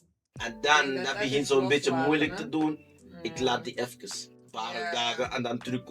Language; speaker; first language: Dutch; non-native, fluent; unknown